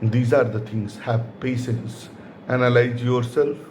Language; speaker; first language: English; non-native, local second language; Hindi